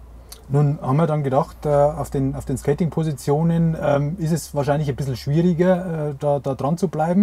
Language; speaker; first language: German; native; German